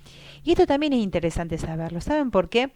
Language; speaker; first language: Spanish; native; Spanish